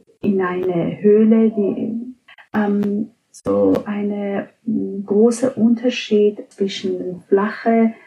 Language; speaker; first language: German; non-native, fluent; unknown